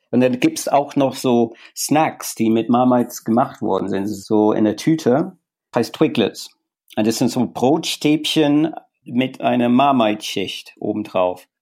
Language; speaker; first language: German; non-native, fluent; English